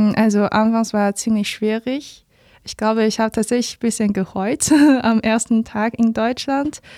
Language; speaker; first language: German; non-native, fluent; Chinese